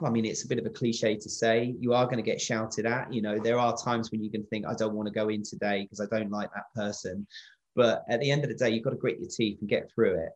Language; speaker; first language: English; native; English